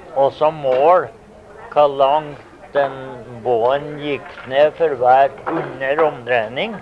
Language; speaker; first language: Norwegian; early bilingual, heritage; Norwegian